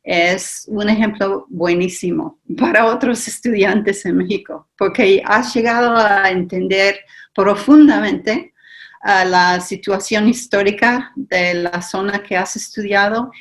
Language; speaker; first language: Spanish; non-native, fluent; English